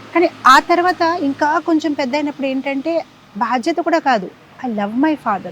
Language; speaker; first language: Telugu; non-native, fluent; Gujarati